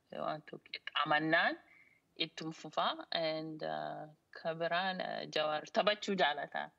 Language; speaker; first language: Oromo; early bilingual, heritage; Oromo